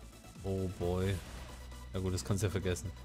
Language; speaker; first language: German; native; German